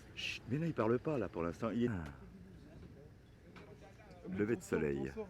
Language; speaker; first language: French; native; French